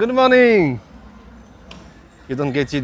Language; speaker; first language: English; non-native, learner; French